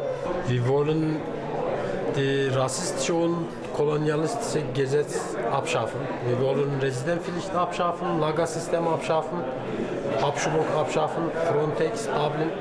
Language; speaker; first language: German; non-native, learner; Turkish